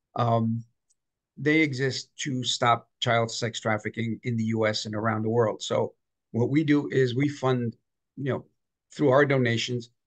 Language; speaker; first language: English; native; English